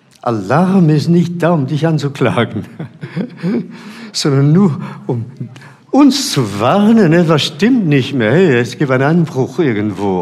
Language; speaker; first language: German; non-native, fluent; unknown